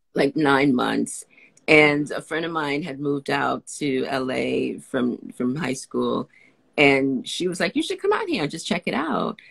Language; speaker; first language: English; native; English